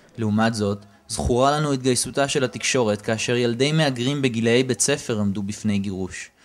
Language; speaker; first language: Hebrew; native; Hebrew